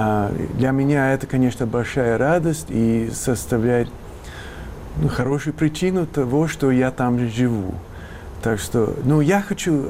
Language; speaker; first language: Russian; non-native, fluent; English